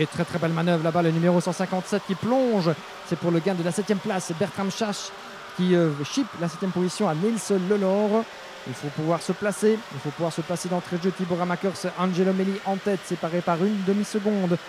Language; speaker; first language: French; native; French